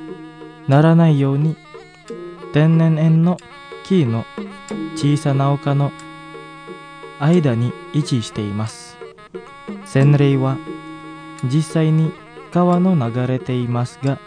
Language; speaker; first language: Japanese; non-native, fluent; Indonesian